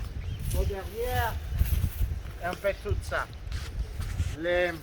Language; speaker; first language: French; non-native, fluent; Spanish